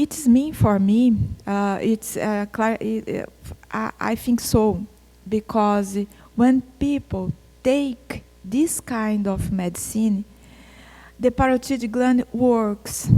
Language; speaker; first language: English; non-native, fluent; Portuguese